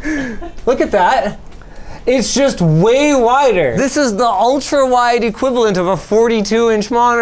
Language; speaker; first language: English; native; English